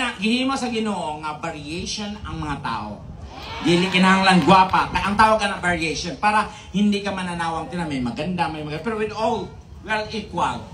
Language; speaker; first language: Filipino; non-native, local second language; Cebuano